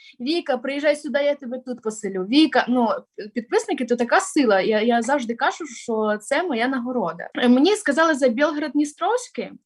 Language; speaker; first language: Ukrainian; non-native, local second language; Russian